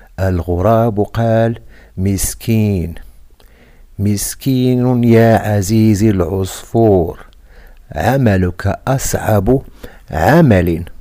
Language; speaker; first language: Arabic; non-native, fluent; Indonesian